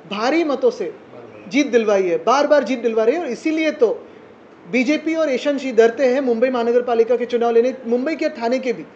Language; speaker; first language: Hindi; non-native, local second language; Marathi